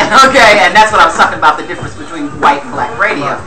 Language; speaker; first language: English; native; English